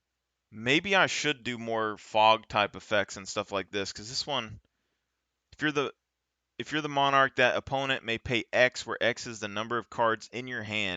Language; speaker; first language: English; native; English